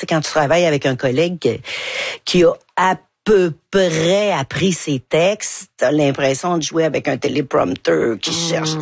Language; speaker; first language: French; native; French